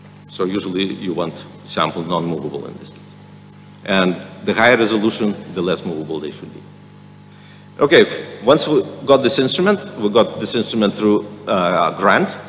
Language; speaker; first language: English; non-native, fluent; Lithuanian